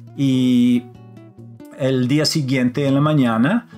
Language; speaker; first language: Spanish; non-native, fluent; English